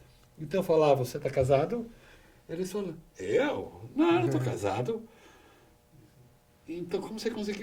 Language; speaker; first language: Portuguese; non-native, fluent; English